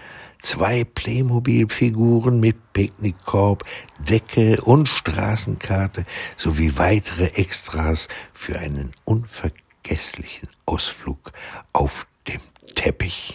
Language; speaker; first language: German; native; German